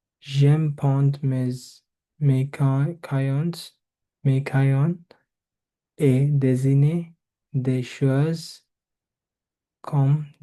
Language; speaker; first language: French; non-native, learner; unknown